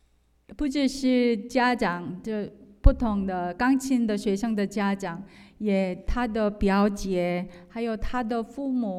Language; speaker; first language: Chinese; non-native, fluent; Korean